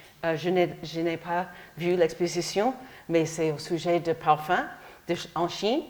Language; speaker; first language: French; non-native, learner; English